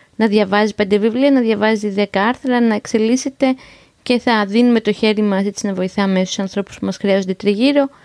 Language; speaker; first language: Greek; native; Greek